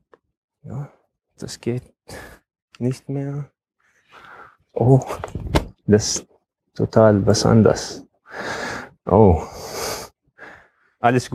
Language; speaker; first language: German; non-native, fluent; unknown